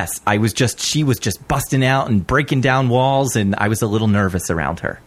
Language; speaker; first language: English; native; English